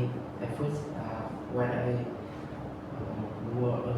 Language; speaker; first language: English; non-native, learner; Vietnamese